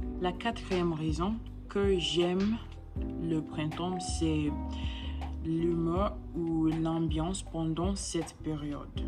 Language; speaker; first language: French; non-native, learner; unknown